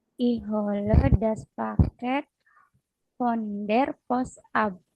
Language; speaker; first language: German; non-native, learner; Indonesian